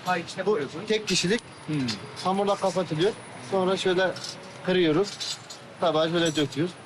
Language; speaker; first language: Turkish; native; Turkish